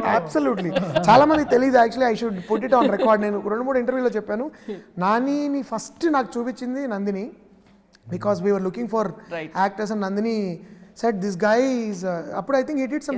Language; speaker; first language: Telugu; native; Telugu